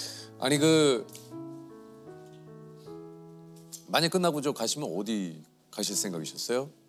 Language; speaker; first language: Korean; native; Korean